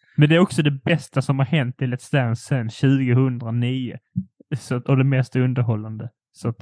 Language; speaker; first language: Swedish; early bilingual, other home language; Polish